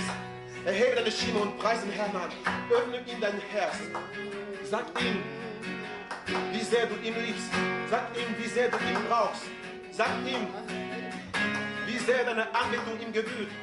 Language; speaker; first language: German; non-native, fluent; French